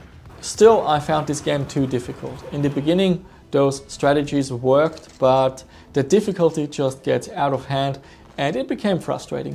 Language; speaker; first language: English; non-native, fluent; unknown